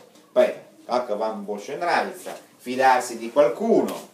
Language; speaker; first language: Italian; non-native, fluent; Russian